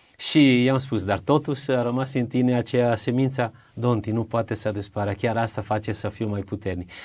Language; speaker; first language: Romanian; non-native, fluent; Italian